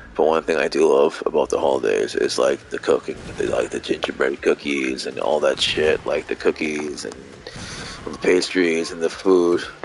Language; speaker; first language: English; native; English